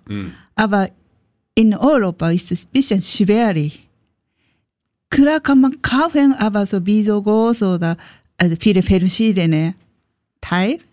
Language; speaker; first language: German; non-native, learner; Japanese